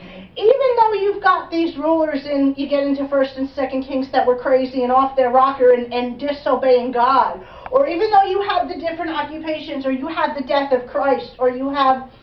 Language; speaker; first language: English; native; English